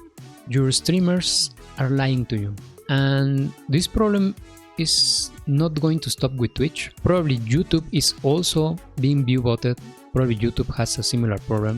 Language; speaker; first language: English; non-native, fluent; Spanish